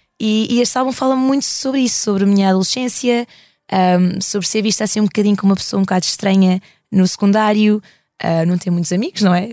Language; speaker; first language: Portuguese; native; Portuguese